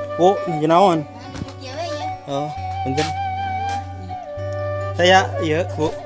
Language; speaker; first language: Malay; non-native, local second language; Sundanese